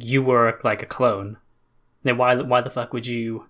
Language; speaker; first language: English; native; English